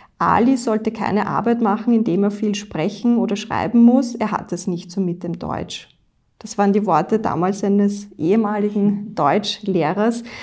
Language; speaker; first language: German; native; German